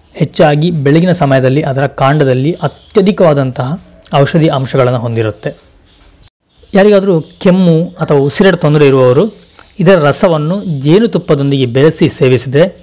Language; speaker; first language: Kannada; non-native, local second language; Tulu